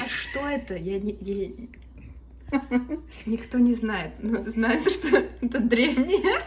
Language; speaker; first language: Russian; early bilingual, heritage; Russian